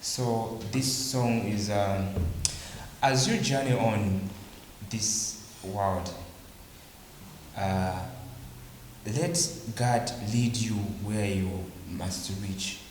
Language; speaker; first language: English; non-native, local second language; Bemba